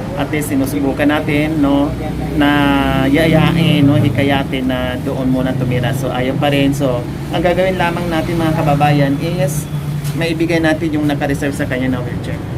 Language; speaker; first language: Filipino; native; Filipino